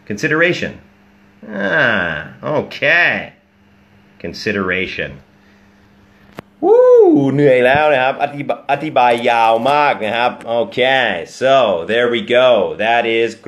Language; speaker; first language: Thai; non-native, fluent; English